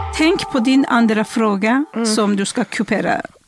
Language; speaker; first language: Swedish; non-native, fluent; Persian